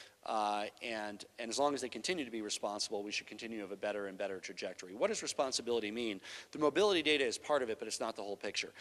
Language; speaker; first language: English; native; English